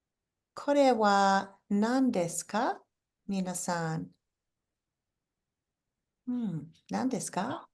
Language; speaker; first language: Japanese; non-native, fluent; English